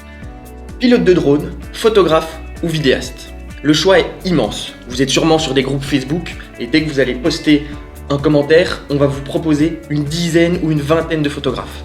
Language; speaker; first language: French; native; French